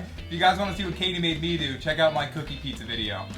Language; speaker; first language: English; native; English